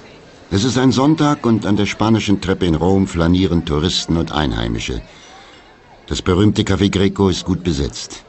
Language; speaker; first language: German; native; German